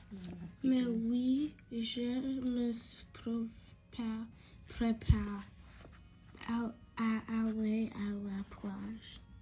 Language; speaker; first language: French; non-native, learner; English